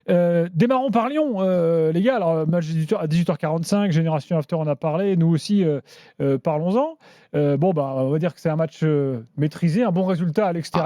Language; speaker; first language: French; native; French